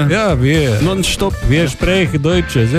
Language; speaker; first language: German; non-native, learner; Slovenian